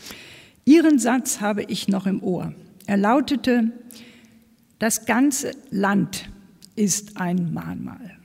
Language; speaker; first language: German; native; German